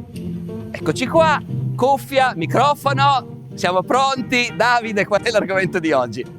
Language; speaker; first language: Italian; native; Italian